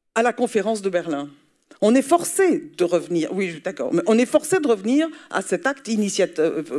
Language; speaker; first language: French; native; French